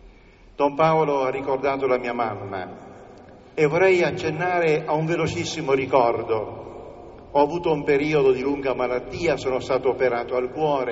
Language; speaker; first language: Italian; native; Italian